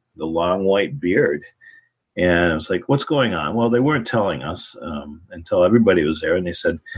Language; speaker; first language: English; native; English